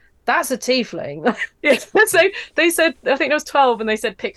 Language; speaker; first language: English; native; English